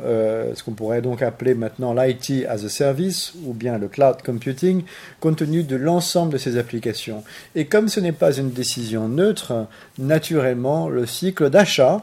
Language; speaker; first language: French; native; French